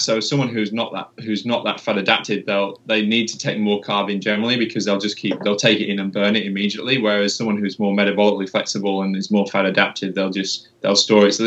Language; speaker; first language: English; native; English